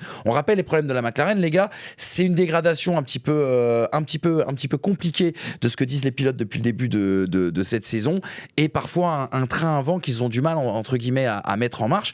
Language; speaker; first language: French; native; French